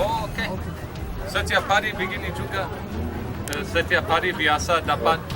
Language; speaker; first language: Indonesian; non-native, learner; English